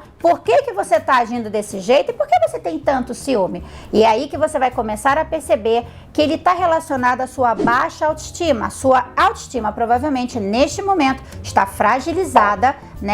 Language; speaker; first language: Portuguese; native; Portuguese